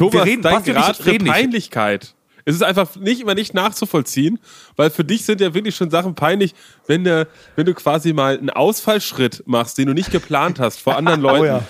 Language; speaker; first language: German; native; German